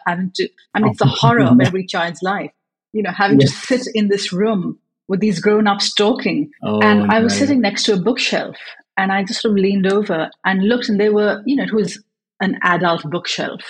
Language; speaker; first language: English; native; English